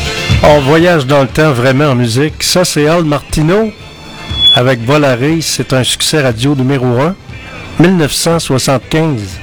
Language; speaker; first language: French; native; French